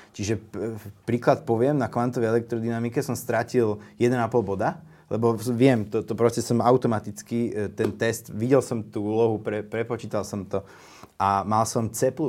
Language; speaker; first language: Slovak; native; Slovak